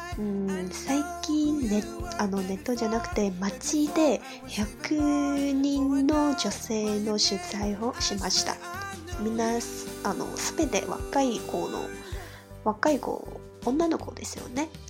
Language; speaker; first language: Japanese; non-native, fluent; Chinese